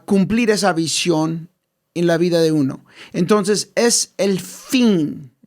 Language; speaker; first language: Spanish; early bilingual, heritage; English